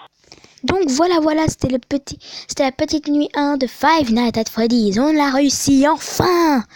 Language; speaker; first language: French; native; French